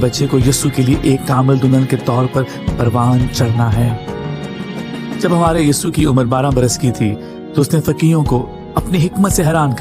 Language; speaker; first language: Urdu; native; Urdu